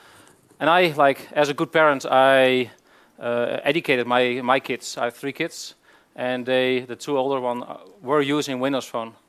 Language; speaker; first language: English; non-native, fluent; Dutch